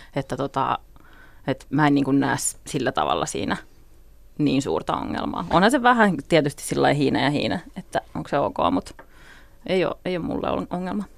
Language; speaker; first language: Finnish; native; Finnish